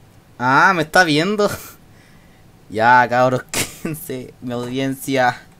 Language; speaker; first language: Spanish; native; Spanish